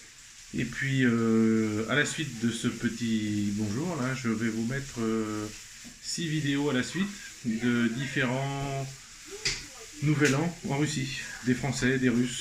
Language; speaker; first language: French; native; French